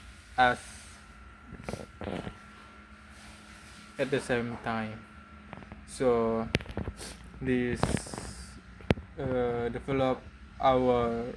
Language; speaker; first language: English; non-native, learner; Indonesian